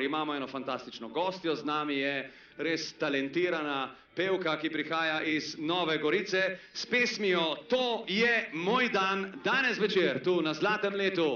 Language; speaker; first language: Slovenian; native; Slovenian